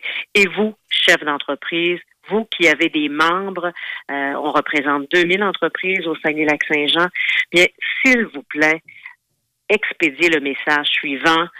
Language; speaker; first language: French; native; French